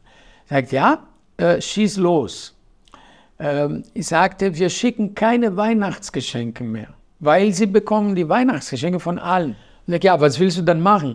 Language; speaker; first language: German; non-native, fluent; Portuguese